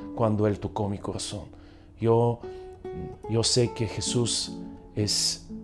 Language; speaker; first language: Spanish; non-native, fluent; Bulgarian